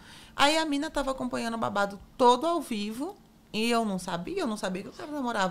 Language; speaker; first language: Portuguese; native; Portuguese